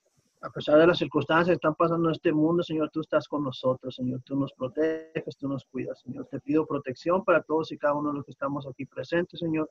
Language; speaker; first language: Spanish; native; Spanish